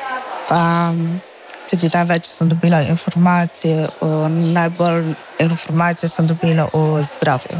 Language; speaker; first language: Slovenian; non-native, local second language; Romany